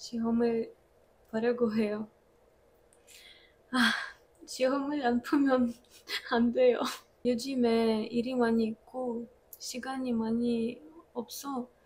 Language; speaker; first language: Korean; non-native, learner; Ukrainian